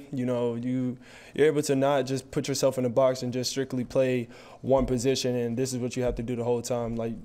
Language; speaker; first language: English; native; English